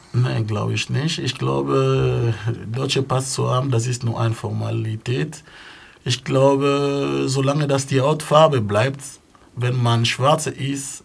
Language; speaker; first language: German; non-native, fluent; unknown